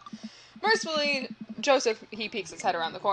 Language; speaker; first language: English; native; English